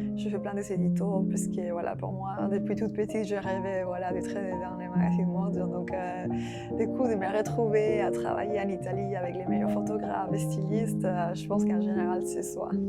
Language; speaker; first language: French; non-native, fluent; Spanish